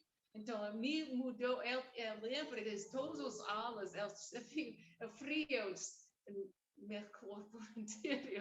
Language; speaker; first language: Portuguese; non-native, learner; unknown